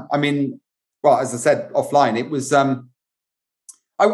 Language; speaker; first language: English; native; English